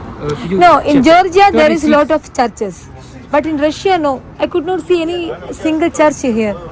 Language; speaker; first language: English; non-native, learner; Malayalam